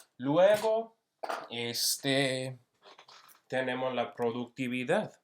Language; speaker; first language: Spanish; non-native, fluent; English